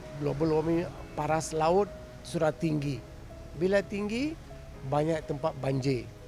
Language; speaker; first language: Malay; non-native, local second language; Tamil